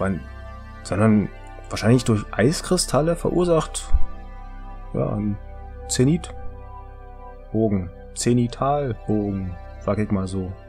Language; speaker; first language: German; native; German